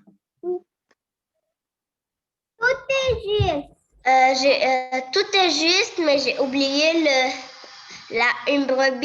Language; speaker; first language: French; non-native, learner; Arabic